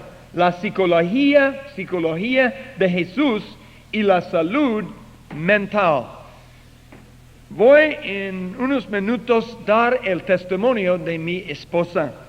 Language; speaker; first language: Spanish; non-native, fluent; English